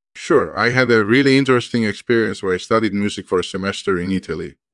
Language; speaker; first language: English; early bilingual, other home language; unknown